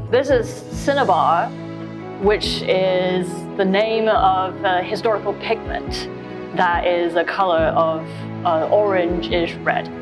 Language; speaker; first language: English; non-native, fluent; Chinese